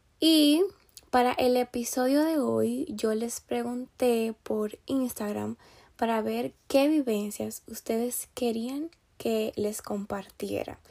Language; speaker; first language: Spanish; native; Spanish